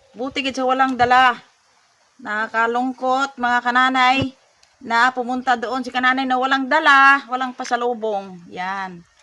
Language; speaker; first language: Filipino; non-native, local second language; Hiligaynon